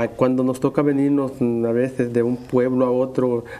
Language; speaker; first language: Spanish; native; Spanish